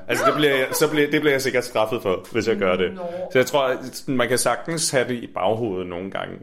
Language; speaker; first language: Danish; native; Danish